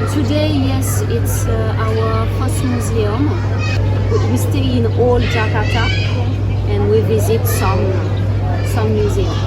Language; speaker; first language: English; non-native, learner; French